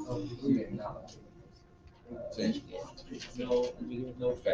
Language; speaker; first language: Spanish; non-native, fluent; English